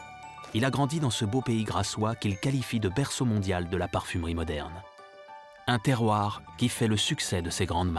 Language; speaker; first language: French; native; French